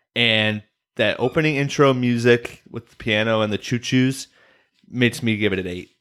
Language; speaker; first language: English; native; English